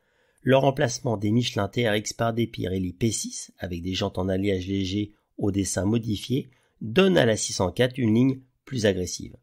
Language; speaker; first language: French; native; French